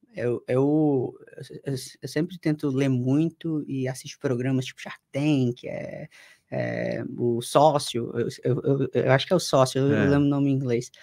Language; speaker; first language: Portuguese; native; Portuguese